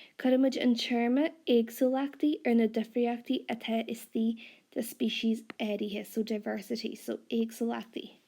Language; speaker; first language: Irish; non-native, local second language; English